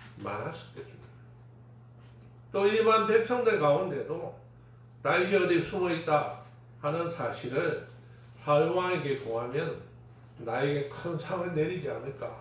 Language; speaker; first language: Korean; native; Korean